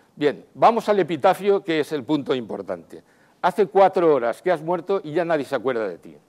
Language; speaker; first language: Spanish; native; Spanish